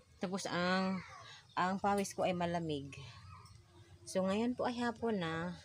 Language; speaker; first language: Filipino; non-native, local second language; Cebuano